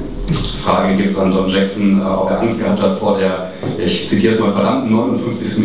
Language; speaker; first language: German; native; German